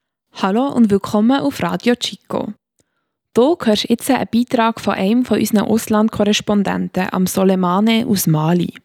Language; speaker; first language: German; native; German